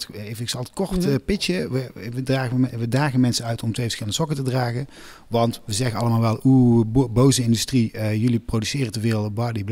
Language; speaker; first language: Dutch; native; Dutch